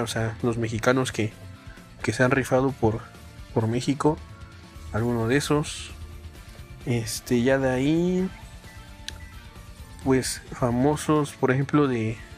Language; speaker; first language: Spanish; native; Spanish